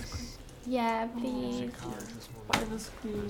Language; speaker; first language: English; non-native, fluent; German